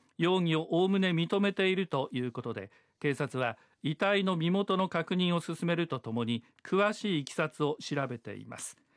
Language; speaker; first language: Japanese; native; Japanese